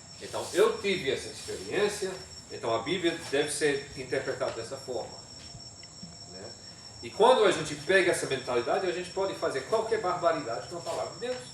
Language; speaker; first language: Portuguese; non-native, fluent; English